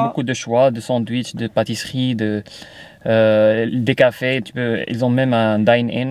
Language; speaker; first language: French; non-native, local second language; Arabic